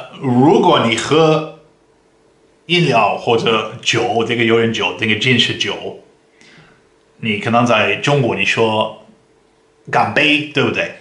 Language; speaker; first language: Chinese; non-native, fluent; Dutch